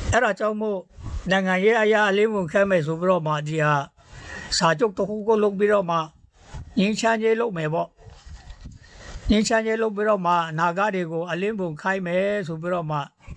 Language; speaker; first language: Burmese; non-native, local second language; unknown